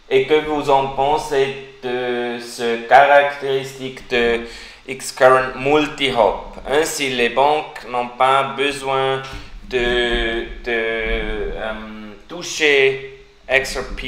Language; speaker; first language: French; non-native, learner; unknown